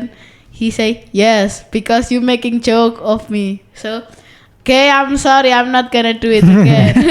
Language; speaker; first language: English; non-native, learner; Indonesian